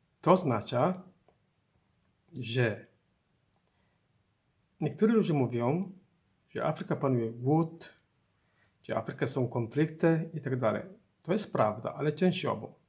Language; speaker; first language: Polish; non-native, learner; Somali